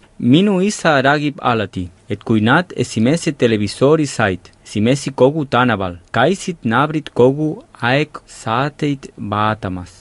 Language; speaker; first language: Estonian; non-native, fluent; Catalan